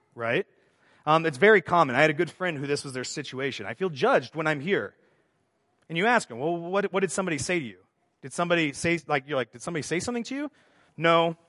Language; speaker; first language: English; native; English